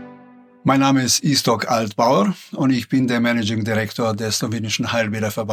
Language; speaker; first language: German; non-native, fluent; Slovenian